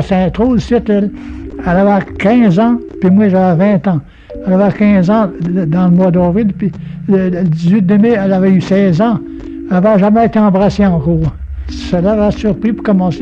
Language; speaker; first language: French; native; French